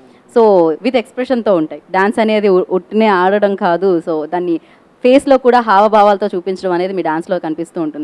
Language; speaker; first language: Telugu; native; Telugu